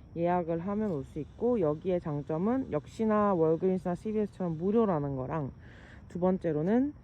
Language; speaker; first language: Korean; native; Korean